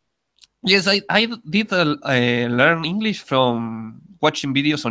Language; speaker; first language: English; non-native, learner; Spanish